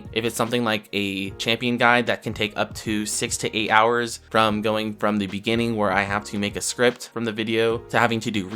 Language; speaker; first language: English; native; English